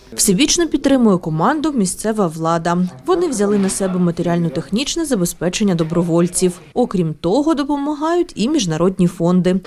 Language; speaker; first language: Ukrainian; native; Ukrainian